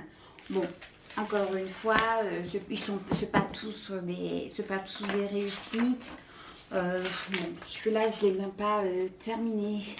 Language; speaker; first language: French; native; French